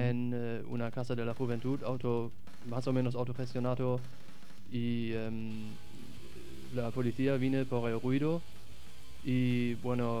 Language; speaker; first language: Spanish; non-native, fluent; German